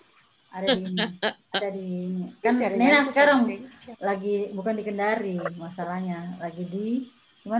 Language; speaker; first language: Indonesian; native; Indonesian